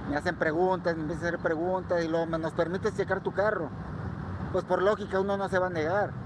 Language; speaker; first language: Spanish; native; Spanish